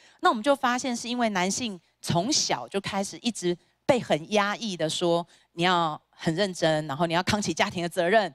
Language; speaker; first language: Chinese; native; Chinese